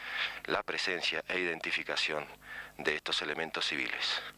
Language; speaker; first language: Spanish; native; Spanish